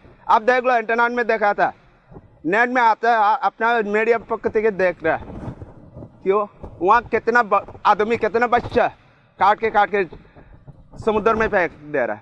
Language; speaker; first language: Hindi; non-native, learner; Rohingya